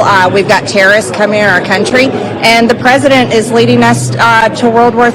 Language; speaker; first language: English; native; English